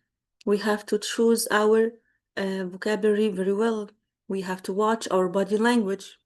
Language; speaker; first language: English; non-native, fluent; Arabic